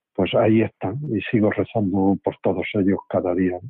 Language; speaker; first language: Spanish; native; Spanish